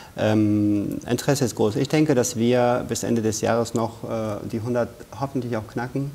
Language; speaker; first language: German; non-native, fluent; Persian